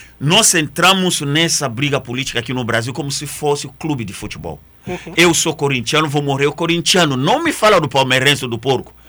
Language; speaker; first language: Portuguese; non-native, fluent; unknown